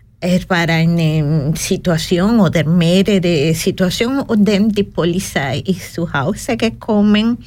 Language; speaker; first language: German; non-native, learner; Spanish